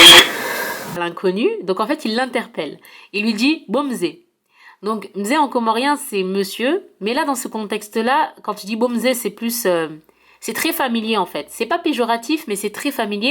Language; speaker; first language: French; early bilingual, heritage; French